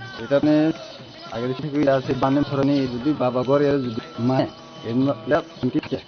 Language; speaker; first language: Bangla; non-native, local second language; Kok Borok